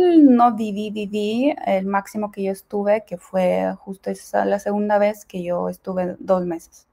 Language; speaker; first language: Spanish; non-native, fluent; Ukrainian